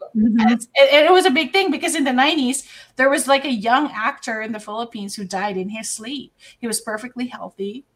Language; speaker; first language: English; non-native, local second language; Filipino